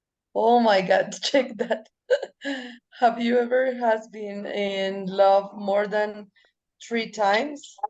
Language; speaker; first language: English; non-native, learner; Spanish